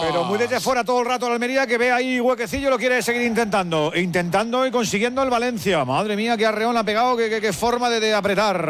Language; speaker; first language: Spanish; native; Spanish